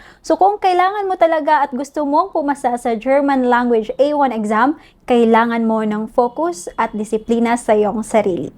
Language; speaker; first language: Filipino; non-native, local second language; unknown